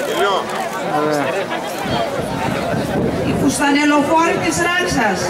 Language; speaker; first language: Greek; native; Greek